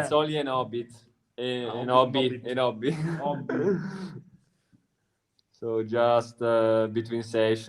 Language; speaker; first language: English; non-native, learner; Italian